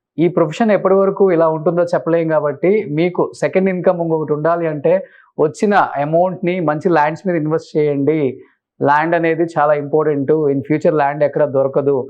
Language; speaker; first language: Telugu; native; Telugu